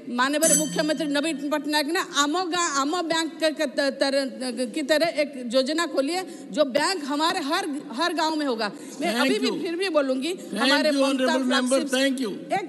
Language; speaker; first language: Hindi; non-native, local second language; Odia